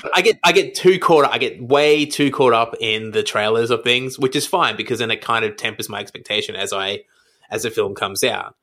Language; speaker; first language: English; native; English